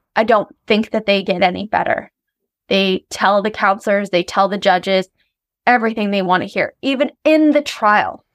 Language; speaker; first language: English; native; English